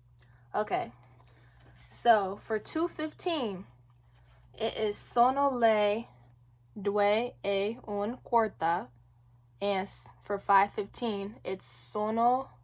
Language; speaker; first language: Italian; non-native, learner; English